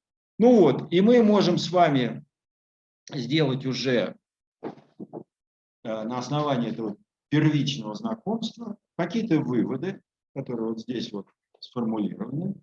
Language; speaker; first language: Russian; native; Russian